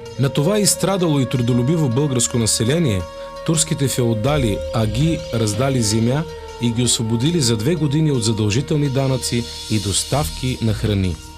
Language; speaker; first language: Bulgarian; native; Bulgarian